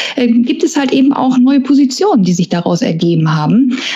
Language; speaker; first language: German; native; German